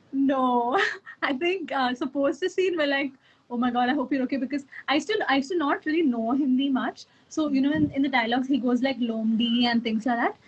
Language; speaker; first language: English; non-native, local second language; Kannada